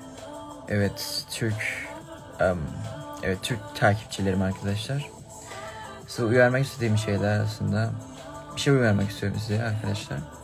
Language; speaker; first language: Turkish; early bilingual, heritage; Thai